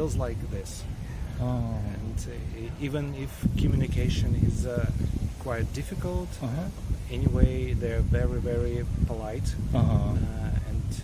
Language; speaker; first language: English; non-native, fluent; Russian